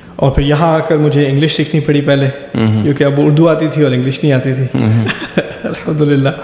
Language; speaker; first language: Urdu; early bilingual, other home language; German